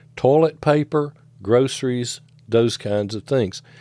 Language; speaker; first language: English; native; English